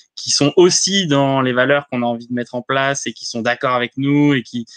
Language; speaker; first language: French; native; French